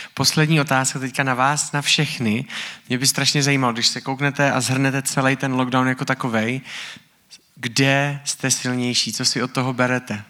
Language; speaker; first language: Czech; native; Czech